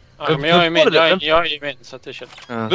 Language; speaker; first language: Swedish; native; Swedish